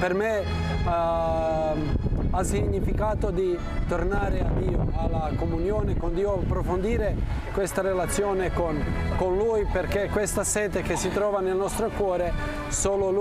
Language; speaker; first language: Italian; non-native, fluent; Croatian